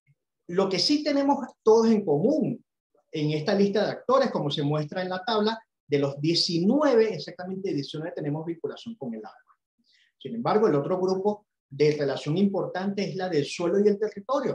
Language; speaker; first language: Spanish; native; Spanish